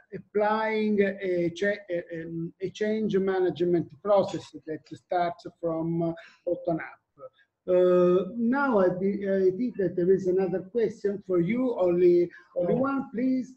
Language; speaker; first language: English; non-native, fluent; Italian